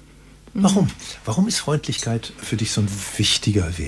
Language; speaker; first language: German; native; German